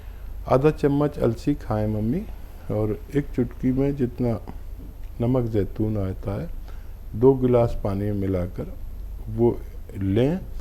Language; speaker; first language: Hindi; native; Hindi